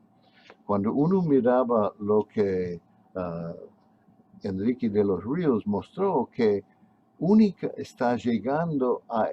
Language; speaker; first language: Spanish; non-native, fluent; English